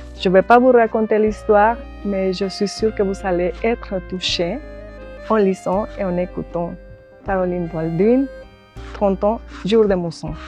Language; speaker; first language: French; non-native, fluent; Spanish